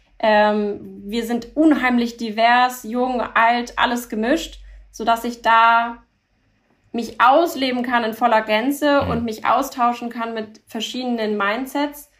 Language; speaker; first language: German; early bilingual, other home language; Turkish